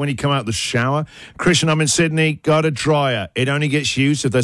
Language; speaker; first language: English; native; English